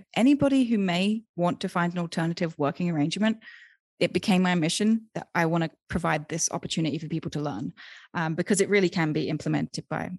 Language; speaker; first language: English; native; English